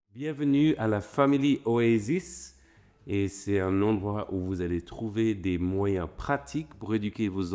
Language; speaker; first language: French; native; French